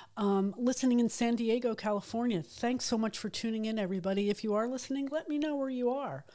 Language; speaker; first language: English; native; English